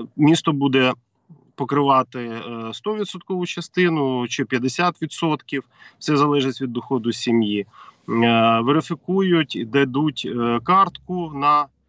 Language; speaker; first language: Ukrainian; native; Ukrainian